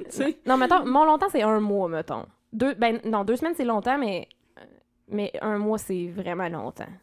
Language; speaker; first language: French; native; French